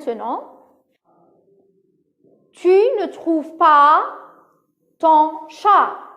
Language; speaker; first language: French; non-native, local second language; Arabic